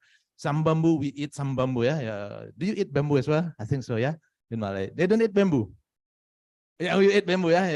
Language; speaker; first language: English; non-native, fluent; Indonesian